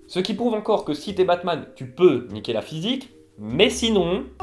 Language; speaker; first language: French; native; French